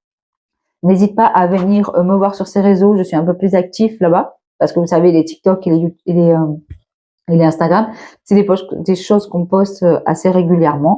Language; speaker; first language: French; native; French